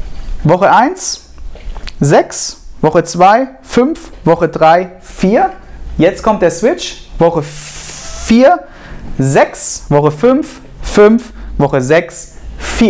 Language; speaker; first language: German; native; German